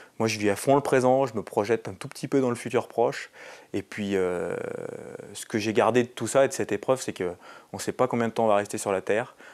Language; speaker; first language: French; native; French